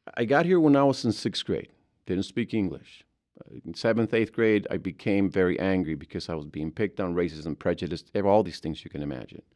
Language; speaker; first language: English; early bilingual, other home language; Spanish